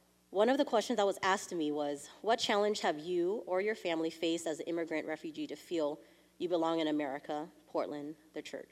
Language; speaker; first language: English; early bilingual, other home language; Vietnamese